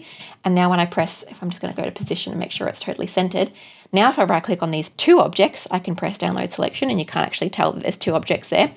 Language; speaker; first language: English; native; English